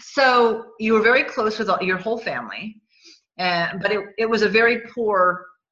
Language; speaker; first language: English; native; English